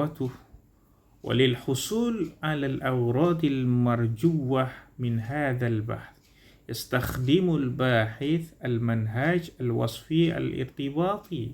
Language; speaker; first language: Arabic; non-native, learner; Indonesian